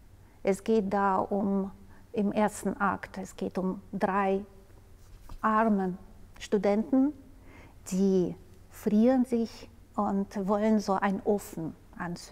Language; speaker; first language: German; non-native, fluent; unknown